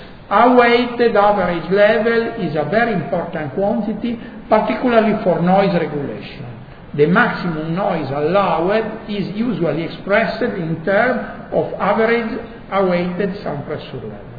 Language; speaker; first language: English; non-native, fluent; Italian